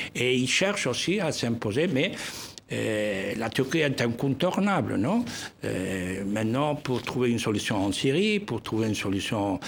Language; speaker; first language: French; non-native, fluent; Spanish